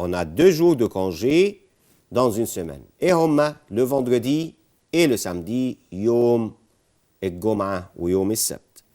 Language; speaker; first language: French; non-native, fluent; Arabic